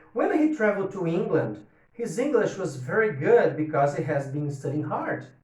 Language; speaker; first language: English; non-native, fluent; Portuguese